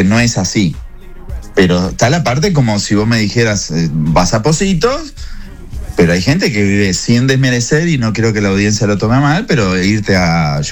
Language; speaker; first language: Spanish; native; Spanish